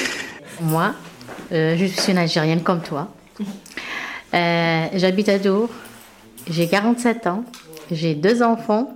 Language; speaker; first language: French; non-native, learner; Arabic